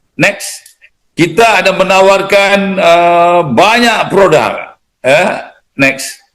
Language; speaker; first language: Malay; native; Malay